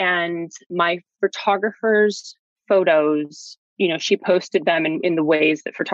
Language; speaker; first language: English; native; English